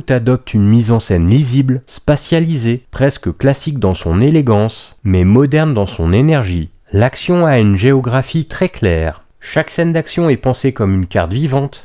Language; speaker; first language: French; native; French